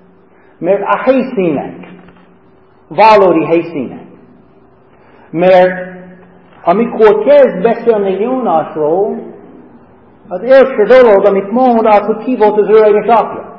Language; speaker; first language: Hungarian; non-native, fluent; English